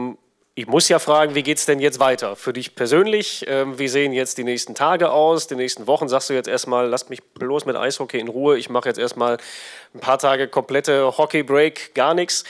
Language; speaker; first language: German; native; German